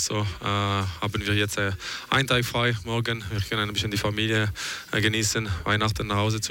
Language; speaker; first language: German; non-native, local second language; French